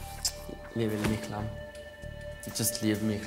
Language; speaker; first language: German; non-native, learner; Spanish